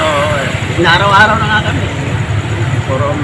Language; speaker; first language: Filipino; native; Filipino